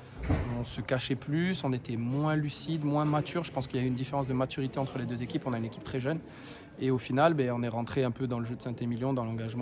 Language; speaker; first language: French; native; French